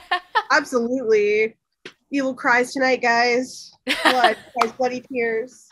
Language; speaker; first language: English; native; English